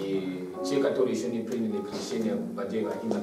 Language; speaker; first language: Russian; non-native, fluent; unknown